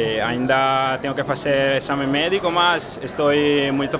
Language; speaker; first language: Portuguese; non-native, learner; Spanish